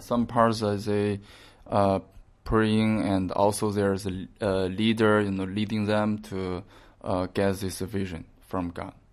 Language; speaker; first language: English; non-native, fluent; Chinese